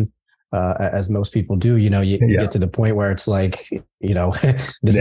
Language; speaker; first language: English; native; English